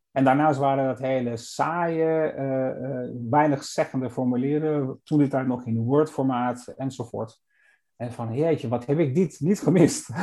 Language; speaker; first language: Dutch; non-native, fluent; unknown